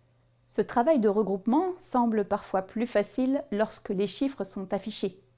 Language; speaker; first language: French; native; French